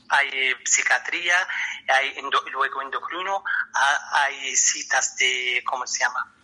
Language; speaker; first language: Spanish; non-native, learner; Arabic